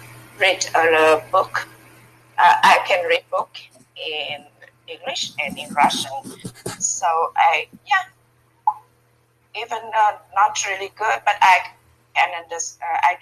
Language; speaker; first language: English; non-native, learner; Vietnamese